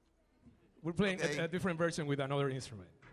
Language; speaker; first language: English; native; English